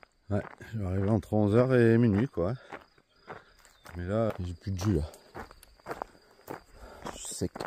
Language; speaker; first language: French; native; French